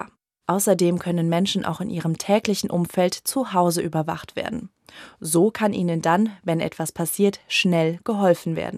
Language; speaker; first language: German; native; German